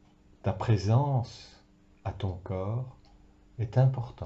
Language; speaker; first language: French; native; French